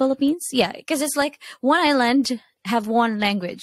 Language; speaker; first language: English; non-native, local second language; Cebuano